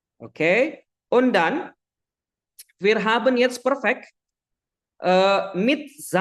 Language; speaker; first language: German; non-native, fluent; Indonesian